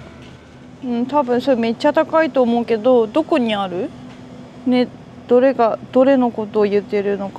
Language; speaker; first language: Japanese; native; Japanese